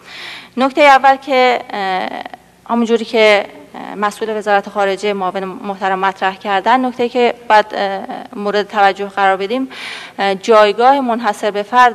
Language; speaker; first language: Persian; native; Persian